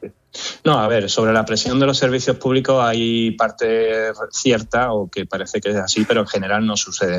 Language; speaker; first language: Spanish; native; Spanish